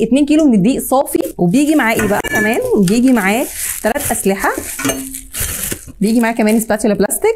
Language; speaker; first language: Arabic; native; Arabic